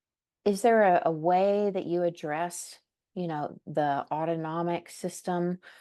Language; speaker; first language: English; native; English